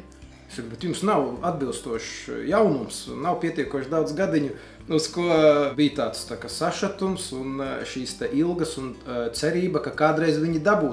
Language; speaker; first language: Latvian; native; Latvian